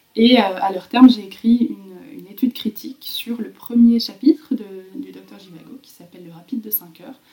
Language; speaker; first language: French; native; French